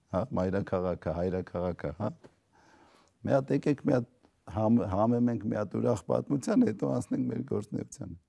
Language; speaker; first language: Armenian; native; Armenian